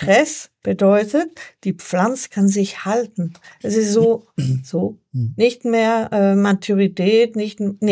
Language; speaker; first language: German; non-native, learner; French